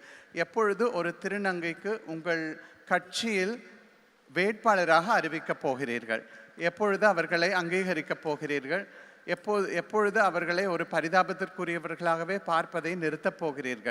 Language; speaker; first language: Tamil; native; Tamil